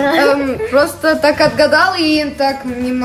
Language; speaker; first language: Russian; early bilingual, heritage; Russian